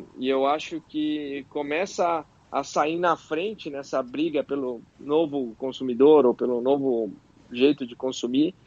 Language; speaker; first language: Portuguese; native; Portuguese